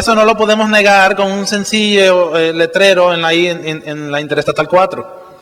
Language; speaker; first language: Spanish; native; Spanish